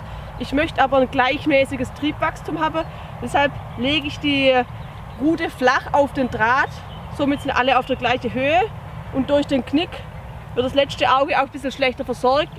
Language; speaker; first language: German; native; German